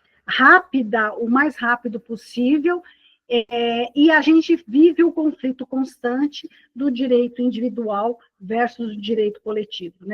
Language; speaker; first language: Portuguese; native; Portuguese